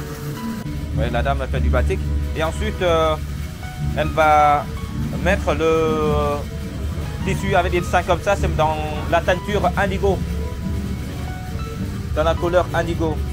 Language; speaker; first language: French; non-native, fluent; Vietnamese